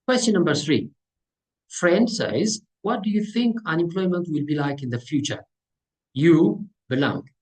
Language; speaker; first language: English; non-native, local second language; Amharic